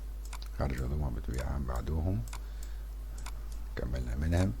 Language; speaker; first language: Arabic; native; Arabic